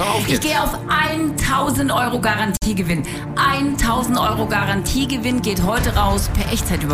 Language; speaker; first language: German; native; German